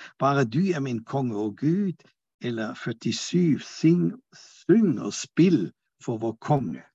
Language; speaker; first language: Norwegian; non-native, fluent; German